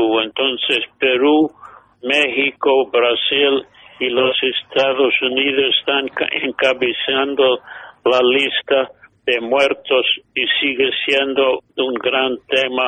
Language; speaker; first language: Spanish; non-native, fluent; English